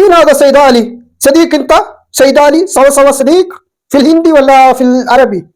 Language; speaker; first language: Arabic; non-native, learner; Malayalam